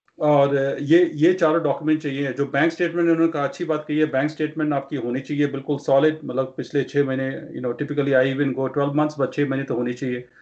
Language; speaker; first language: Hindi; non-native, local second language; Punjabi